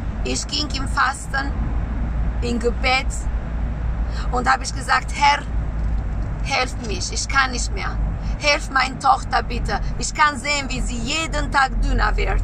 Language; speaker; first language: German; non-native, learner; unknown